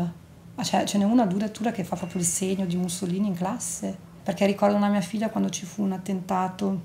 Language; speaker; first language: Italian; native; Italian